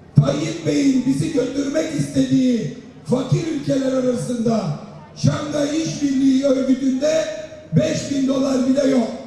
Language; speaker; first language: Turkish; native; Turkish